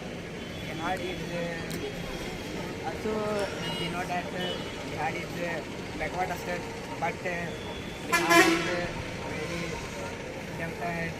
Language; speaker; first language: English; non-native, learner; Hindi